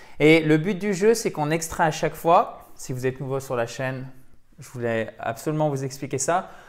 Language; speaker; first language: French; native; French